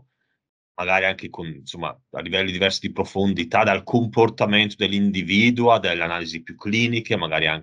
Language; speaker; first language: Italian; native; Italian